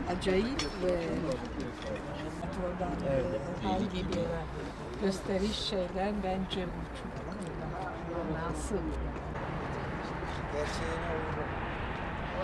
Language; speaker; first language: Turkish; non-native, fluent; Italian